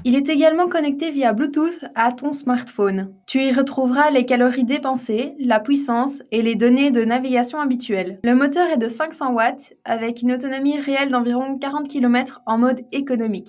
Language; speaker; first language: French; native; French